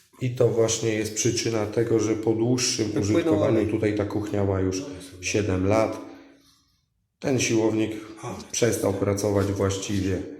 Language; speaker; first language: Polish; native; Polish